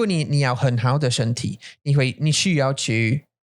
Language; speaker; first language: Chinese; non-native, learner; English